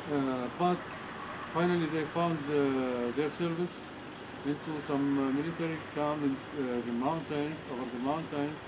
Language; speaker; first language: English; non-native, learner; Arabic